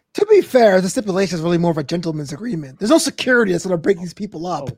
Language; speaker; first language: English; native; English